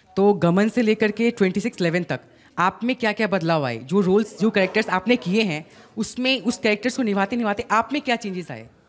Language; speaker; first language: Hindi; native; Hindi